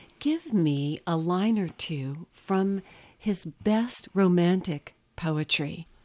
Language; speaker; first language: English; native; English